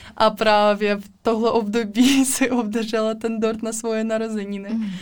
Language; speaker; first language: Czech; non-native, fluent; Russian